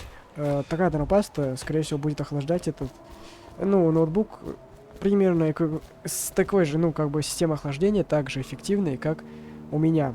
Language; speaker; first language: Russian; native; Russian